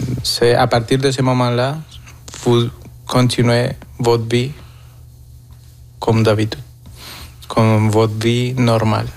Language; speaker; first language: French; non-native, fluent; Spanish